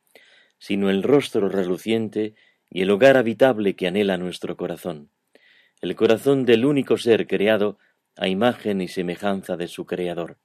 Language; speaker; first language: Spanish; native; Spanish